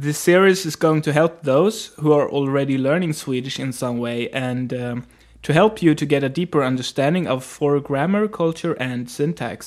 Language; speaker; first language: English; non-native, fluent; Swedish